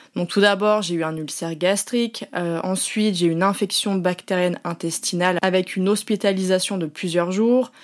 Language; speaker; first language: French; native; French